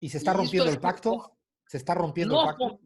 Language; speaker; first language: Spanish; native; Spanish